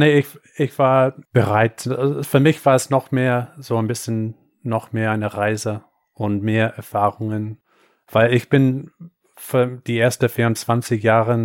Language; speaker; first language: German; non-native, fluent; English